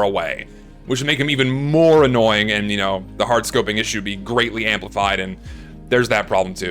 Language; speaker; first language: English; native; English